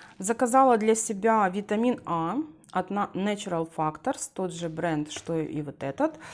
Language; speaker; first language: Russian; non-native, local second language; Ukrainian